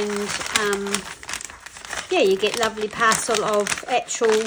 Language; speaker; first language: English; native; English